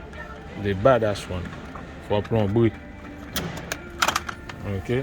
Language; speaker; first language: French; non-native, learner; Haitian Creole